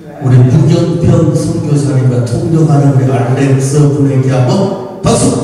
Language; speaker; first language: Korean; native; Korean